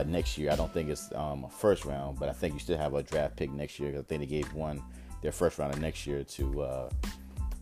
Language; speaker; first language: English; native; English